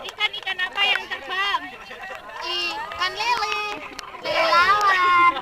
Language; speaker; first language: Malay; non-native, local second language; Javanese